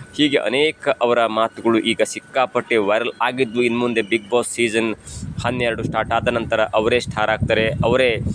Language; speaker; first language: Kannada; native; Kannada